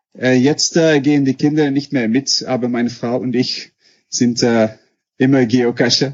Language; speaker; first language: German; non-native, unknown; Dutch